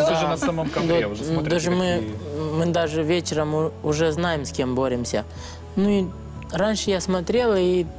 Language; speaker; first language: Russian; non-native, learner; Romanian